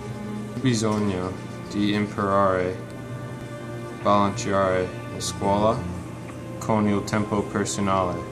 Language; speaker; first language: Italian; non-native, learner; English